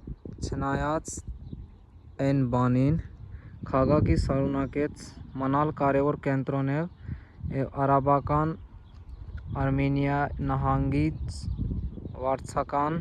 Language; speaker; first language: Armenian; non-native, learner; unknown